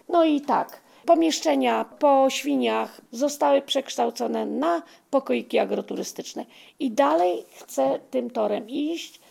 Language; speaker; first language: Polish; native; Polish